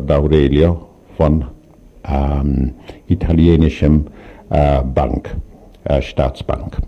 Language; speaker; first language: German; non-native, learner; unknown